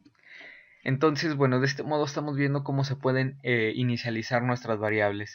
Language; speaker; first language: Spanish; native; Spanish